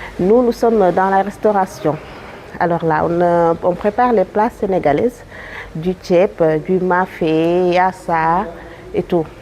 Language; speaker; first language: French; non-native, local second language; Wolof